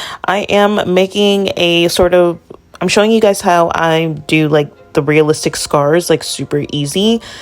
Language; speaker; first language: English; native; English